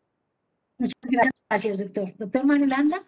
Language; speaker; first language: Spanish; native; Spanish